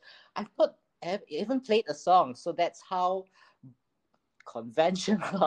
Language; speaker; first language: English; non-native, local second language; Chinese